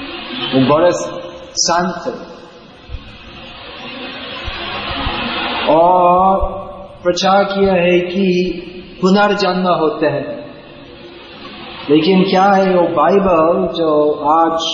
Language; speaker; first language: Hindi; non-native, learner; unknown